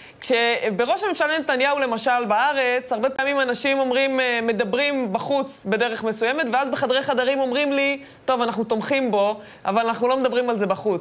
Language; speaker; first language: Hebrew; native; Hebrew